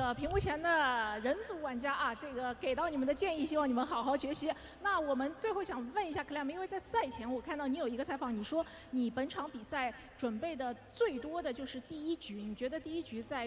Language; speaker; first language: Chinese; native; Chinese